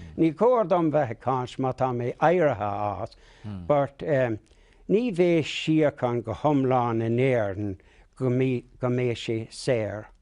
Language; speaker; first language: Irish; non-native, local second language; English